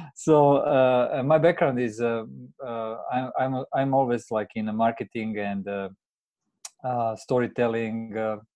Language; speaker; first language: English; non-native, fluent; Croatian